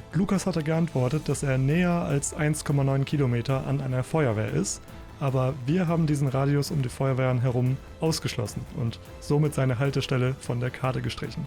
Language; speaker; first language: German; native; German